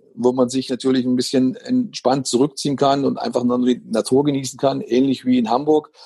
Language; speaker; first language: German; native; German